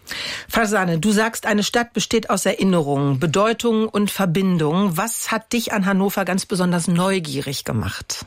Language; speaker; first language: German; native; German